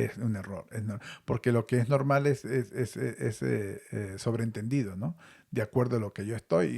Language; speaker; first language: Spanish; native; Spanish